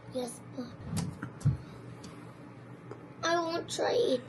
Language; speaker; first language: English; early bilingual, other home language; Filipino